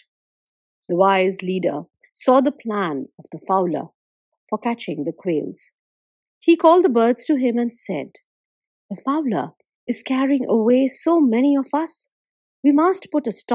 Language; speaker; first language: English; non-native, local second language; Bangla